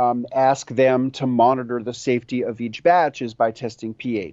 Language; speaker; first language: English; native; English